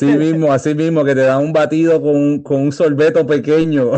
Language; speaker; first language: Spanish; native; Spanish